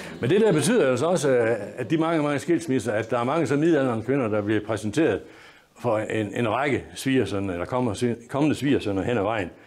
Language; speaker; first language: Danish; native; Danish